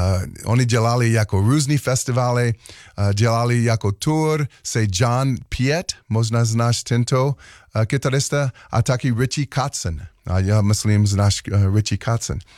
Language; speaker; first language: Czech; non-native, learner; English